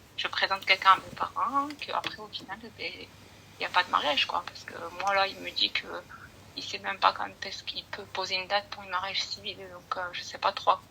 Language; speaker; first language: French; early bilingual, other home language; Arabic